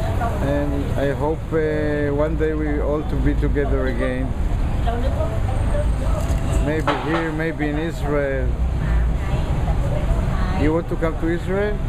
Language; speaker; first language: English; non-native, learner; Hebrew